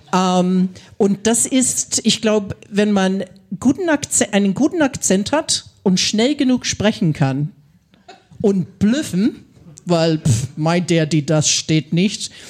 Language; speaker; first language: German; non-native, fluent; English